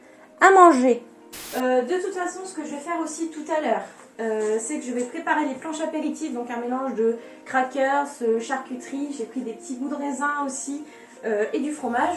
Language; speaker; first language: French; native; French